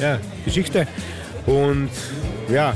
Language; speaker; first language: German; non-native, learner; Slovenian